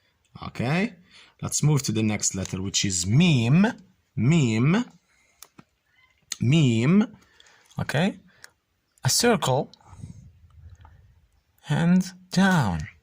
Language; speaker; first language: English; non-native, fluent; Arabic